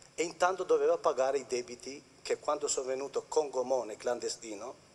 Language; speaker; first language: Italian; non-native, fluent; Albanian